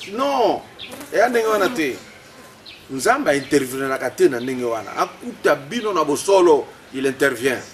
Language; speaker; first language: Lingala; non-native, local second language; Swahili